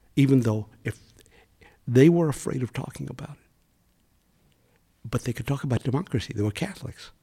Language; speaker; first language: English; native; English